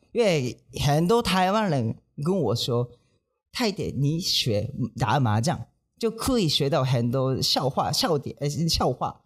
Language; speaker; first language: Chinese; non-native, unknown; Japanese